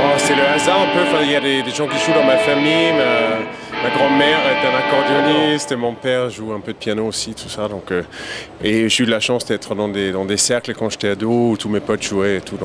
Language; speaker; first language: French; non-native, fluent; Danish